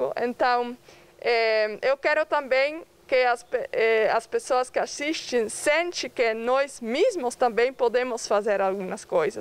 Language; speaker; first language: Portuguese; non-native, fluent; Dutch